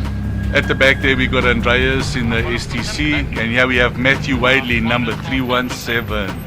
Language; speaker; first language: English; native; English